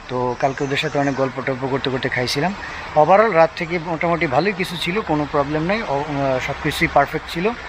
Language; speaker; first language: Bangla; native; Bangla